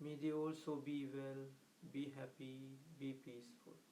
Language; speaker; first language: English; non-native, local second language; Sinhala